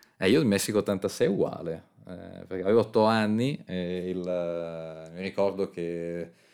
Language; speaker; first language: Italian; native; Italian